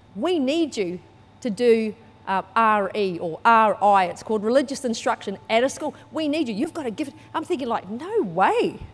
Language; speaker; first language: English; native; English